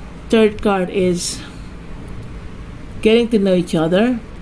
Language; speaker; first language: English; non-native, learner; Indonesian